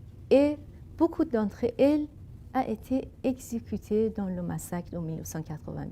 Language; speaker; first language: French; non-native, fluent; Persian